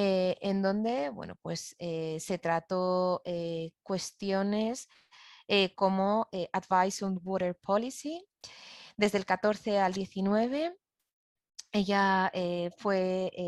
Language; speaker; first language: Spanish; native; Spanish